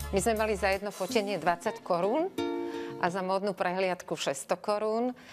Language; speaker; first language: Slovak; native; Slovak